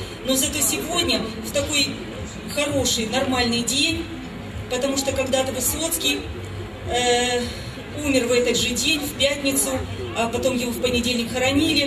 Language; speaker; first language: Russian; native; Russian